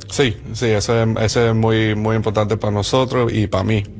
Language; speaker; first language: Spanish; early bilingual, heritage; Spanish